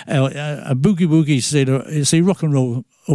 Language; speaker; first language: French; non-native, fluent; English